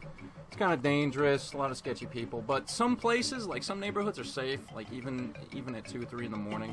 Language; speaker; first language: English; native; English